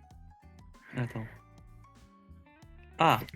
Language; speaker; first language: French; native; French